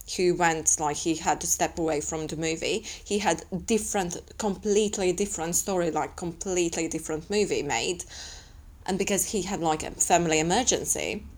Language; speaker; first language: English; non-native, fluent; Latvian